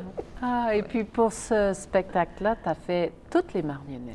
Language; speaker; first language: French; native; French